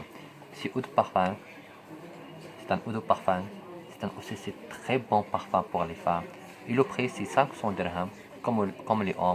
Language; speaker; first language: French; non-native, local second language; Arabic